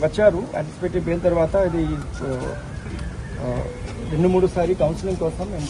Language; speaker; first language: Telugu; non-native, learner; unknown